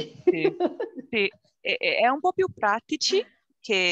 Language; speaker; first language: Italian; non-native, learner; Portuguese